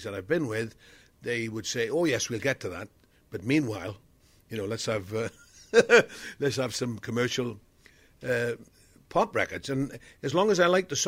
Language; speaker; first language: English; native; English